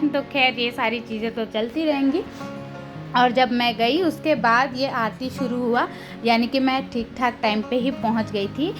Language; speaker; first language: Hindi; non-native, local second language; Telugu